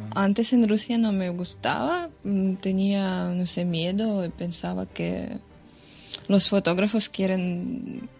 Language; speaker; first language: Spanish; non-native, fluent; Russian